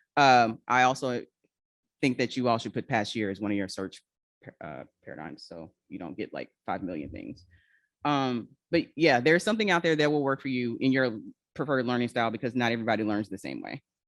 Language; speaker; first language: English; native; English